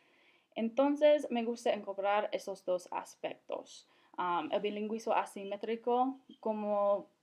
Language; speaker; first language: Spanish; non-native, fluent; English